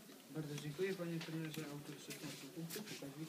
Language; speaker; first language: Polish; native; Polish